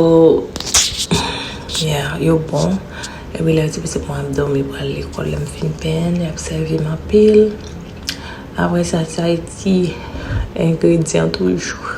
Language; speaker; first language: French; non-native, learner; Haitian Creole